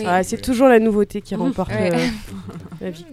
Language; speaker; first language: French; native; French